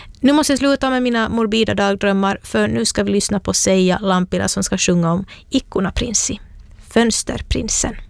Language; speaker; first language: Swedish; native; Swedish